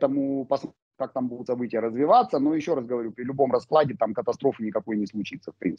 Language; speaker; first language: Russian; native; Russian